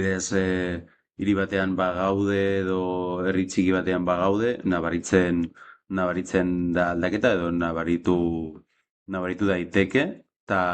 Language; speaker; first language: Basque; non-native, fluent; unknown